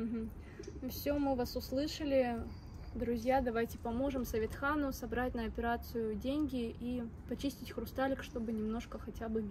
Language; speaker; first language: Russian; native; Russian